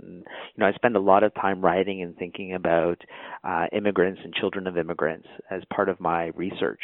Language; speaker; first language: English; native; English